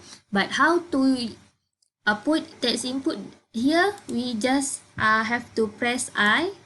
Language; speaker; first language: English; non-native, local second language; Malay